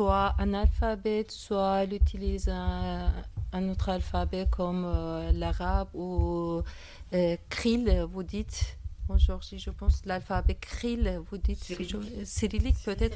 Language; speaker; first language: French; non-native, fluent; Turkish